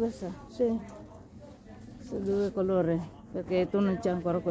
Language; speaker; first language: Italian; non-native, learner; Filipino